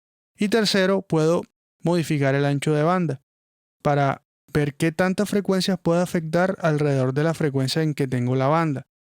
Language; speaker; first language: Spanish; native; Spanish